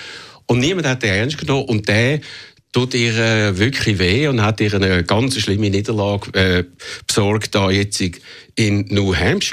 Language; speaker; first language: German; native; German